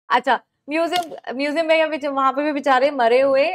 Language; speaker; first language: Hindi; native; Hindi